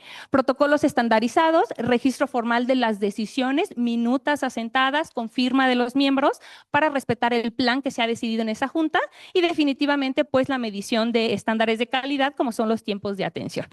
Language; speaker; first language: Spanish; native; Spanish